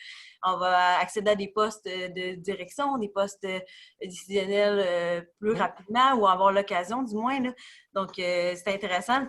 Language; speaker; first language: French; native; French